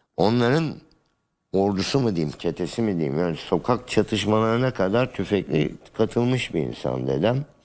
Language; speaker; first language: Turkish; native; Turkish